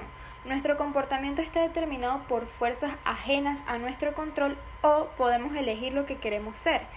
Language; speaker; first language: Spanish; native; Spanish